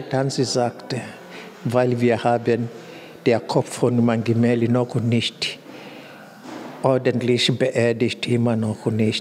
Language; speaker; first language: German; non-native, fluent; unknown